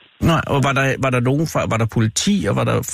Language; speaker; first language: Danish; native; Danish